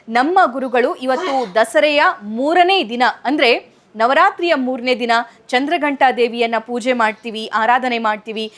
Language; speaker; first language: Kannada; native; Kannada